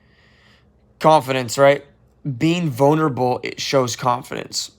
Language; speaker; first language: English; native; English